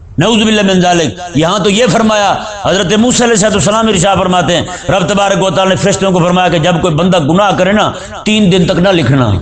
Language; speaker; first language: Urdu; native; Urdu